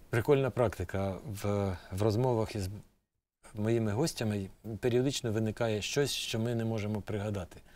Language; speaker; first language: Ukrainian; native; Ukrainian